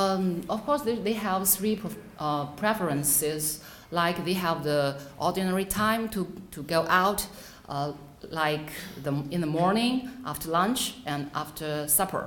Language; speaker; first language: English; non-native, fluent; Chinese